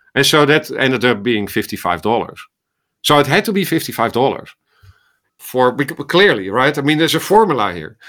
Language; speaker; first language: English; non-native, fluent; Dutch